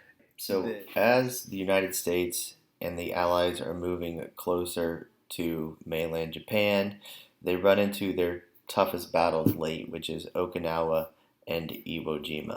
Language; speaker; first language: English; native; English